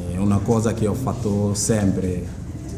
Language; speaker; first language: Italian; non-native, learner; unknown